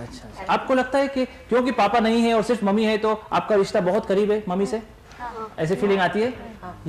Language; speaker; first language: Hindi; native; Hindi